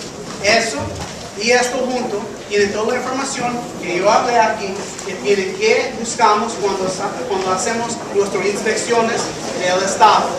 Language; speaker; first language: Spanish; early bilingual, heritage; English